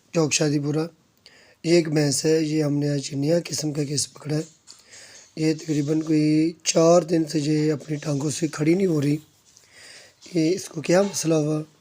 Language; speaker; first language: Urdu; non-native, local second language; Punjabi